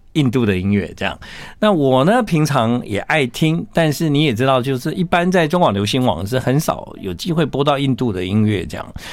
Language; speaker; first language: Chinese; native; Chinese